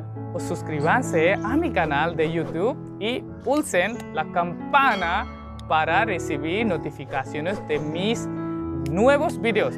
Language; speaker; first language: Spanish; non-native, learner; Hindi